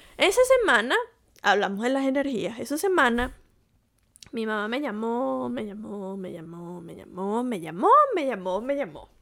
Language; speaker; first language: Spanish; native; Spanish